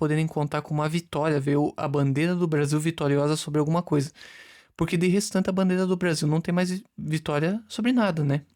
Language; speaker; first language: Portuguese; native; Portuguese